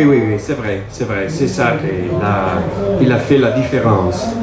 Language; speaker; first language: French; non-native, learner; Italian